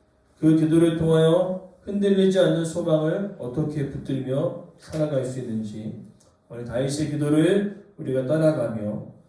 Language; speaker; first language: Korean; native; Korean